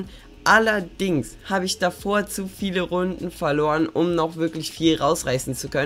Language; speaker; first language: German; native; German